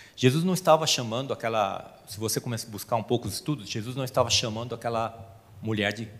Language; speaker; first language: Portuguese; non-native, fluent; Korean